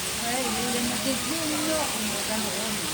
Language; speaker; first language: French; native; French